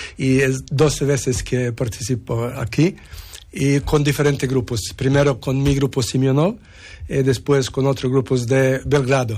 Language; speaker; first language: Spanish; non-native, learner; Serbian